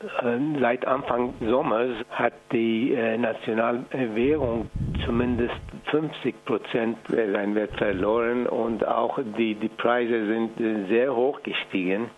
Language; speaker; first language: German; non-native, fluent; Persian